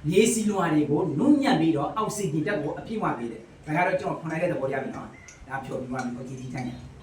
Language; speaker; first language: Burmese; native; Burmese